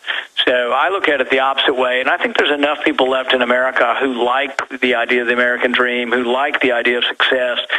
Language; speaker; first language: English; native; English